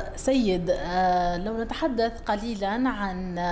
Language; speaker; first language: Arabic; native; Arabic